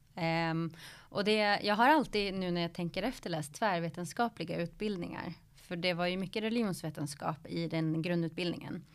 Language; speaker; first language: Swedish; early bilingual, other home language; Arabic